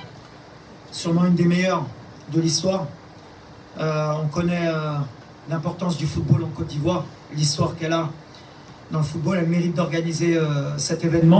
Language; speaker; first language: French; native; French